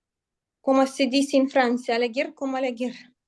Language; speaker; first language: Spanish; non-native, learner; Russian